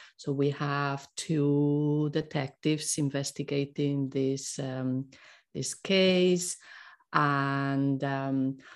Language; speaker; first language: English; non-native, fluent; Spanish